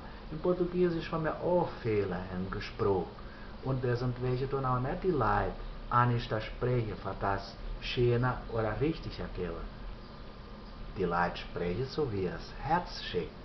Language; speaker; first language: German; early bilingual, heritage; German